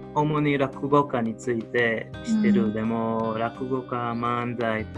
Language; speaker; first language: Japanese; non-native, learner; Hebrew